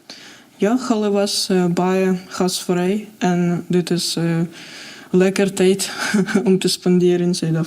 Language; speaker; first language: Afrikaans; non-native, fluent; Russian